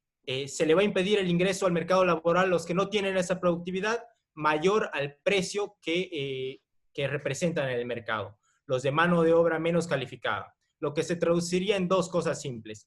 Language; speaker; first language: Spanish; native; Spanish